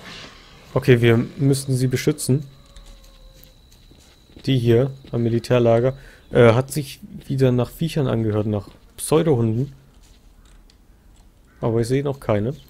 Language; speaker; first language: German; native; German